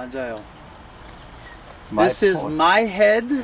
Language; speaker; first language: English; non-native, fluent; Korean